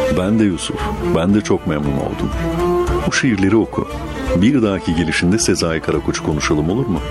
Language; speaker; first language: Turkish; native; Turkish